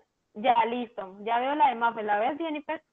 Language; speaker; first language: Spanish; native; Spanish